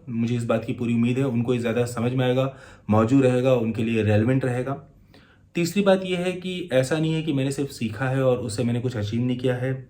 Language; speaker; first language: Hindi; native; Hindi